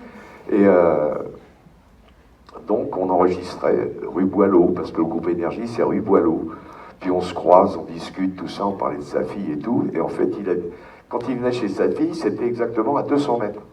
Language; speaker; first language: French; native; French